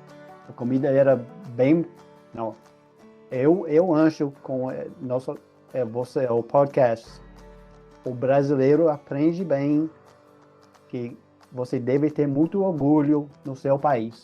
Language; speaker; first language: Portuguese; non-native, fluent; English